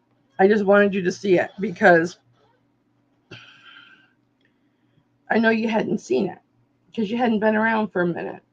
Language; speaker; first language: English; native; English